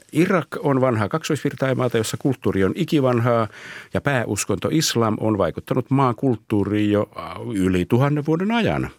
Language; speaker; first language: Finnish; native; Finnish